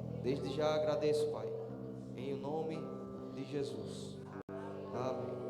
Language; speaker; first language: Portuguese; native; Portuguese